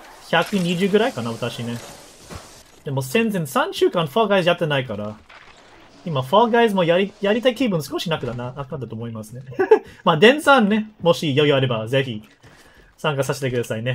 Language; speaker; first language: Japanese; non-native, fluent; English